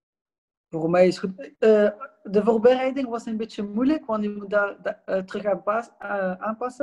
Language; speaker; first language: Dutch; non-native, local second language; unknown